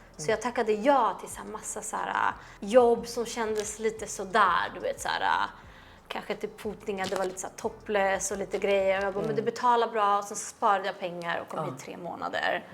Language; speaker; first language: Swedish; native; Swedish